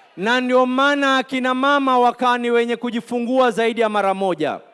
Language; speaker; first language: Swahili; native; Swahili